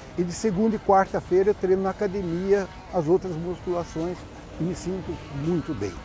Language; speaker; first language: Portuguese; native; Portuguese